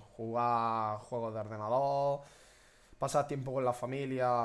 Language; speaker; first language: Spanish; native; Spanish